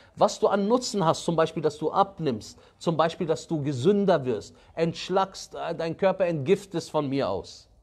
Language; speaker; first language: German; early bilingual, other home language; Arabic